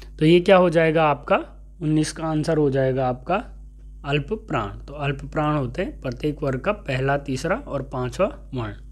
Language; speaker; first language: Hindi; native; Hindi